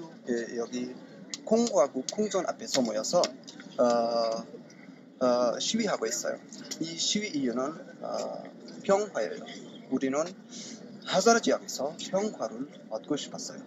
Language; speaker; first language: Korean; non-native, learner; Persian